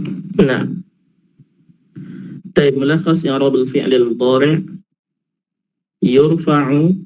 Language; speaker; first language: Arabic; non-native, fluent; Indonesian